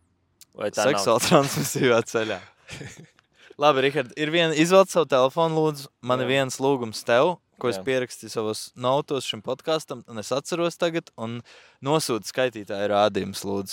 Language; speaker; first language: Latvian; native; Latvian